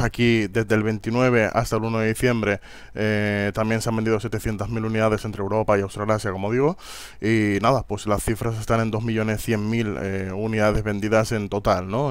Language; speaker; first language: Spanish; native; Spanish